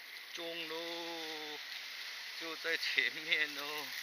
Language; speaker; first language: Chinese; native; Chinese